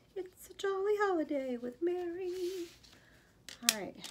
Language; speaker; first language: English; native; English